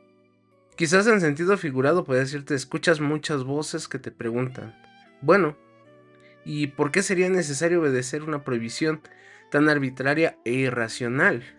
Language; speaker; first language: Spanish; native; Spanish